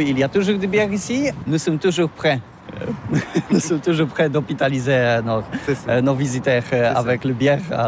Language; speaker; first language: French; non-native, learner; Polish